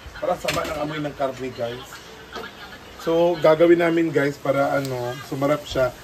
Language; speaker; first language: Filipino; non-native, local second language; Cebuano